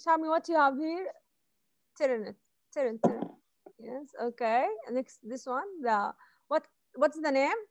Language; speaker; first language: English; non-native, fluent; Arabic